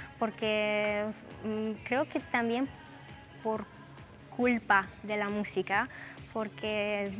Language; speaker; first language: Spanish; non-native, fluent; Romanian